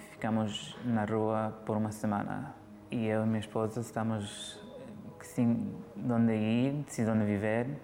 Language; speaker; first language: Portuguese; early bilingual, heritage; Portuguese